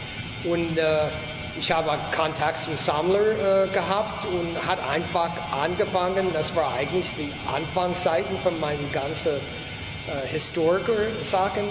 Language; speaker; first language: German; non-native, fluent; English